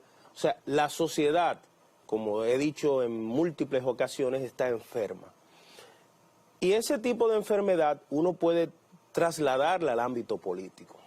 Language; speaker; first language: Spanish; native; Spanish